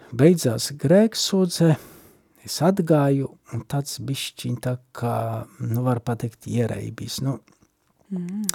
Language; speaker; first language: Latvian; non-native, fluent; Polish